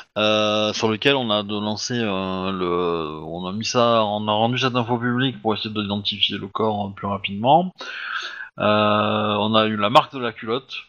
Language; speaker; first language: French; native; French